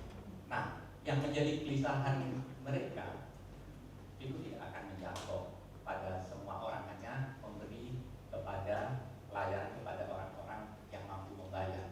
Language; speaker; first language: Indonesian; native; Indonesian